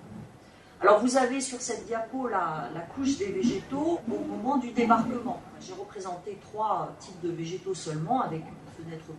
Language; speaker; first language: French; native; French